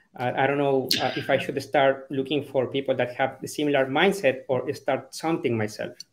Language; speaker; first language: English; non-native, fluent; Spanish